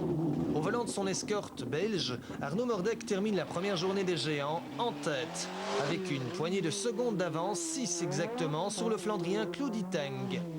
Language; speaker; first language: French; native; French